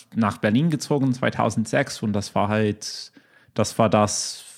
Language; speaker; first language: German; non-native, fluent; English